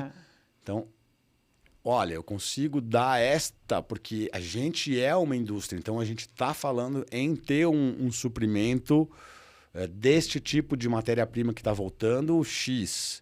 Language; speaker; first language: Portuguese; native; Portuguese